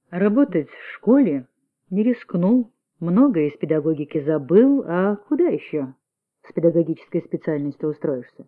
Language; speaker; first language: Russian; native; Russian